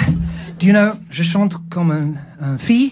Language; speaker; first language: French; non-native, learner; English